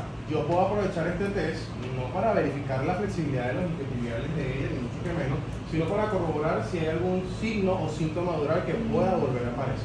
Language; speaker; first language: Spanish; native; Spanish